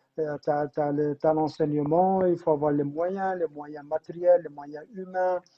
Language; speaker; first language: French; non-native, local second language; Arabic